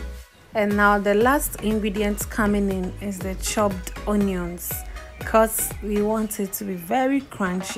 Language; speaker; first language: English; non-native, local second language; Akan